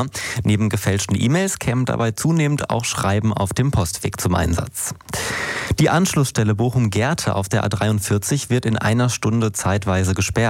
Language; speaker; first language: German; native; German